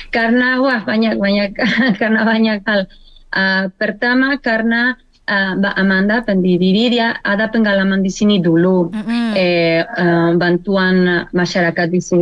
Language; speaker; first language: Indonesian; non-native, learner; Spanish